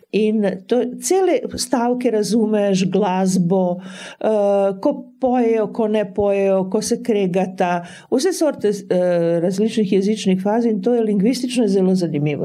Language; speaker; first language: Slovenian; native; Slovenian